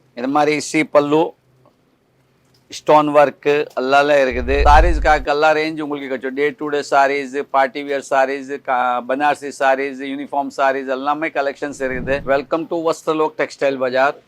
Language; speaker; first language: Tamil; non-native, learner; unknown